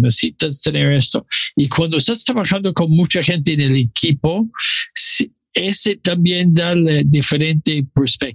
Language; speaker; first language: Spanish; non-native, learner; English